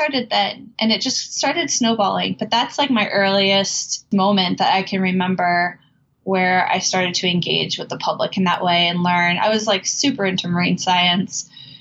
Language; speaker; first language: English; native; English